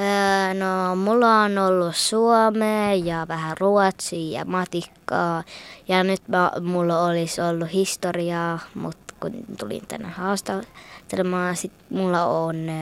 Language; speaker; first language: Finnish; early bilingual, heritage; Finnish